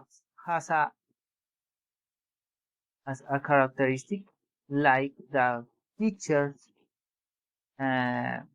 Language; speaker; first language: English; non-native, learner; Spanish